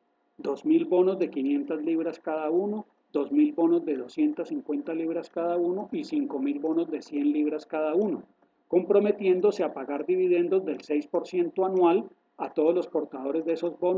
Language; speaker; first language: Spanish; native; Spanish